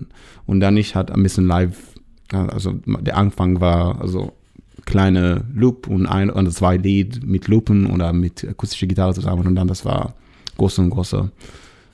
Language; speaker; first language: German; non-native, learner; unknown